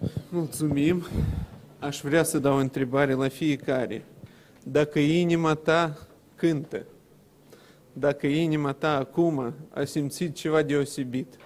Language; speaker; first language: Romanian; non-native, local second language; Russian